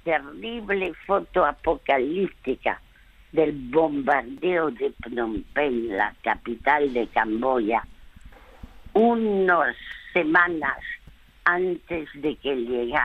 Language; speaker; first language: Spanish; early bilingual, other home language; French